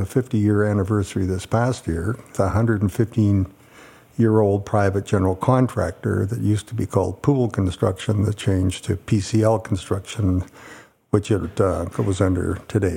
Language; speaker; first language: English; native; English